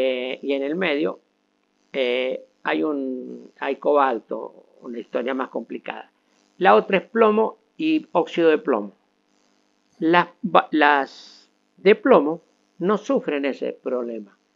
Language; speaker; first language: Spanish; native; Spanish